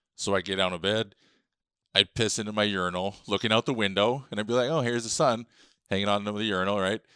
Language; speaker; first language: English; native; English